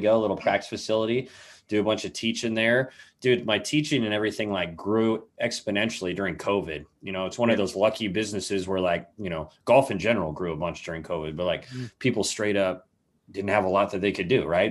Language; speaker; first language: English; native; English